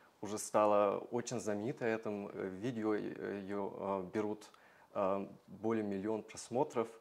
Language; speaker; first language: Russian; non-native, fluent; German